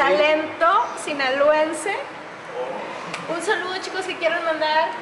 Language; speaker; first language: Spanish; native; Spanish